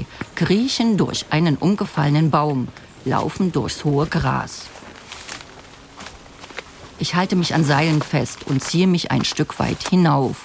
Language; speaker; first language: German; native; German